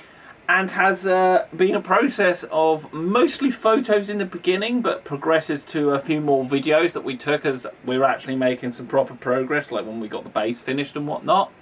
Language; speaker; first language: English; native; English